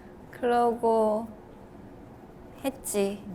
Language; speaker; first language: Korean; non-native, fluent; Chinese